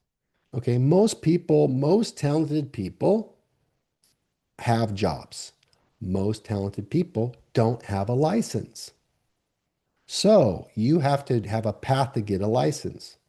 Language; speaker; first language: English; native; English